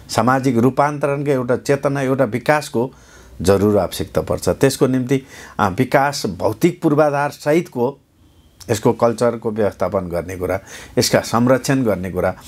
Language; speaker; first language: Nepali; non-native, local second language; Eastern Tamang